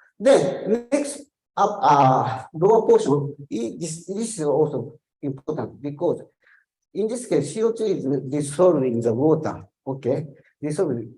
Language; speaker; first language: English; non-native, learner; Japanese